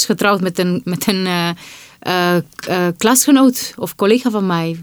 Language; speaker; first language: Dutch; non-native, fluent; Romanian